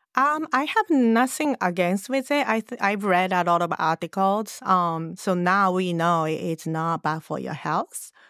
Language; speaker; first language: English; non-native, fluent; Japanese